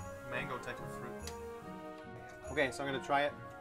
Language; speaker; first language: English; native; English